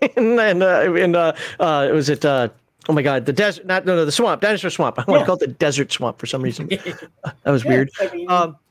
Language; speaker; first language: English; native; English